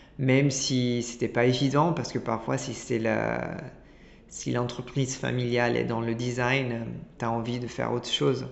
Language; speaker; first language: French; non-native, fluent; Italian